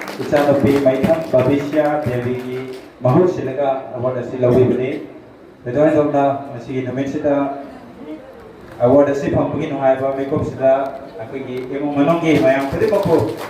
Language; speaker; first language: Manipuri; native; Manipuri